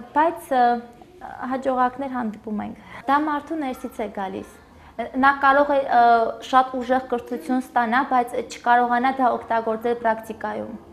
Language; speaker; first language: Armenian; native; Armenian